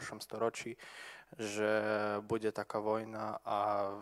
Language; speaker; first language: Slovak; non-native, local second language; Ukrainian